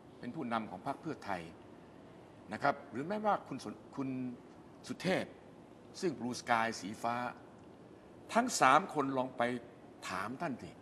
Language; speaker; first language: Thai; native; Thai